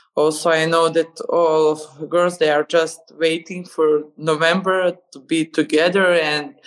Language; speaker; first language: English; non-native, fluent; Serbian